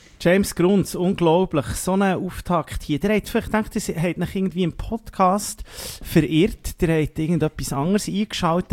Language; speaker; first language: German; native; German